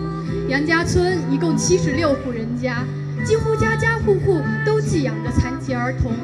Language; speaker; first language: Chinese; native; Chinese